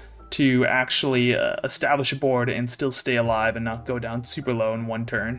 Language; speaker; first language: English; native; English